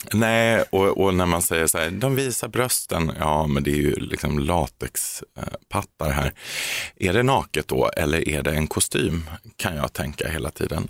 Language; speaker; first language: Swedish; native; Swedish